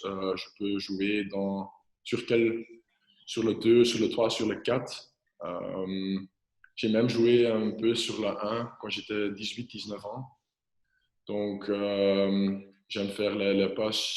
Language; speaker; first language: French; non-native, local second language; Dutch